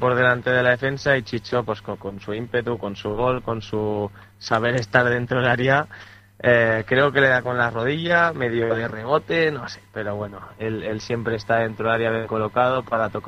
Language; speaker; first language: Spanish; native; Spanish